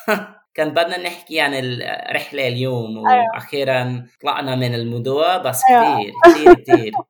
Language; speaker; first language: Arabic; non-native, fluent; English